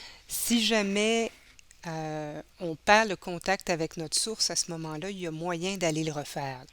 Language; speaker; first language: French; native; French